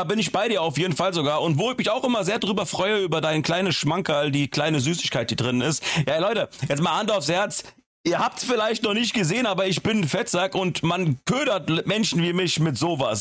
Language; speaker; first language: German; native; German